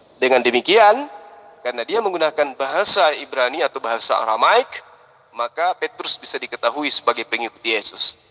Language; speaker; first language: Indonesian; non-native, local second language; Buginese